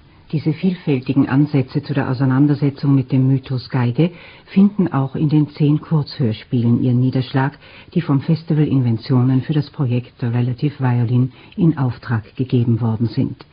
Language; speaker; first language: German; native; German